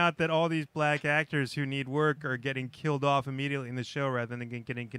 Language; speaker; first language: English; native; English